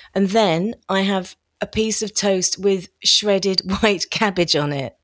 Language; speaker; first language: English; native; English